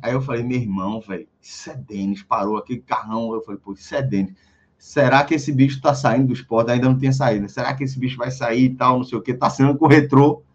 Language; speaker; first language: Portuguese; native; Portuguese